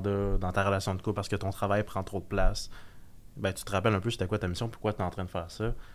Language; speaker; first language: French; native; French